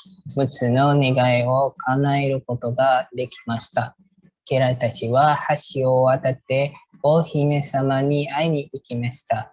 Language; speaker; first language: Japanese; non-native, learner; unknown